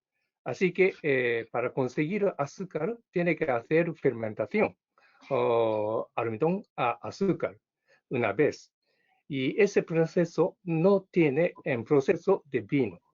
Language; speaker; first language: Spanish; non-native, learner; Japanese